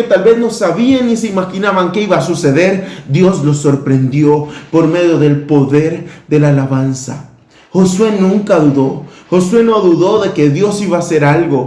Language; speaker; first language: Spanish; native; Spanish